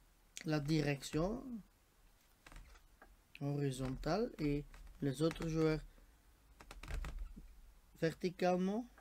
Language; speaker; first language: French; non-native, local second language; Dutch